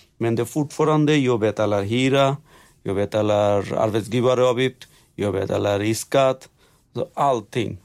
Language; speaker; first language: Swedish; non-native, learner; Bangla